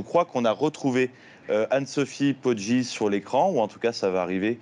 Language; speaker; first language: French; native; French